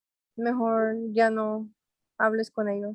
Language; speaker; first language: Spanish; early bilingual, heritage; Spanish